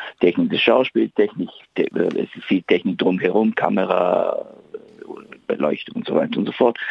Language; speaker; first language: German; non-native, fluent; Bulgarian